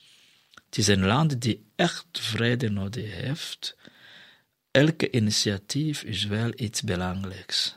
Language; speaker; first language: Dutch; non-native, fluent; Kinyarwanda